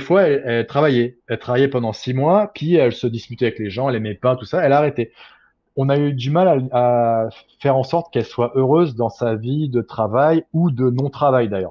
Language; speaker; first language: French; native; French